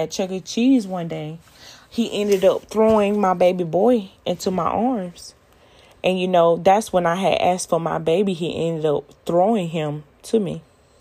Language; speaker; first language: English; native; English